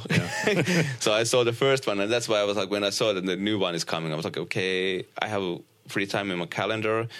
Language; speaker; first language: English; non-native, fluent; Finnish